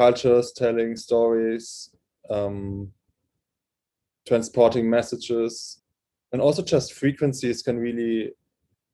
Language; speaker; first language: English; non-native, fluent; German